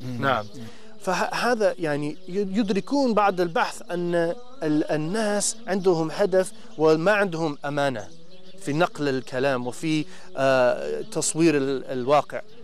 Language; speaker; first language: Arabic; non-native, fluent; English